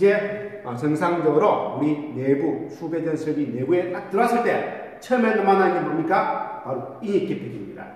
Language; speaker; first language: Korean; native; Korean